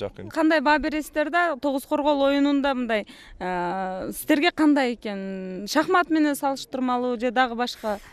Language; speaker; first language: Kyrgyz; native; Kyrgyz